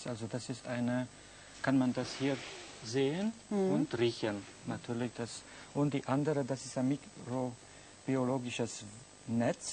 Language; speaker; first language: German; non-native, fluent; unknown